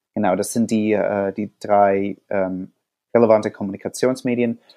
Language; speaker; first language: German; non-native, fluent; English